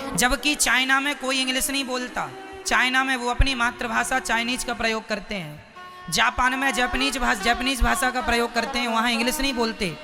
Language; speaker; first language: Hindi; native; Hindi